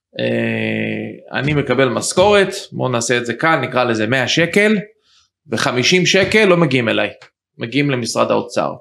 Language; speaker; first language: Hebrew; early bilingual, heritage; Hebrew